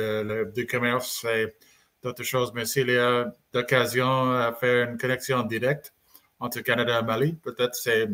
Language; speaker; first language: French; non-native, learner; English